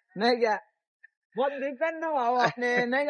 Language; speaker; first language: Hindi; non-native, local second language; Marathi